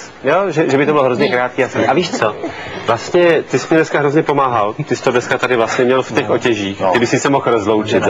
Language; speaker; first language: Czech; native; Czech